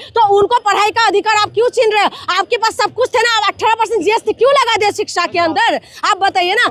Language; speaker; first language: Hindi; non-native, local second language; Manipuri